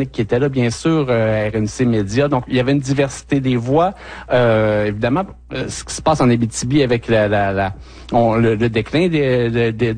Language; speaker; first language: French; native; French